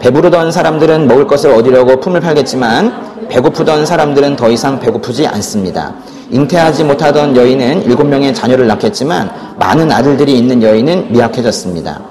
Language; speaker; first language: Korean; native; Korean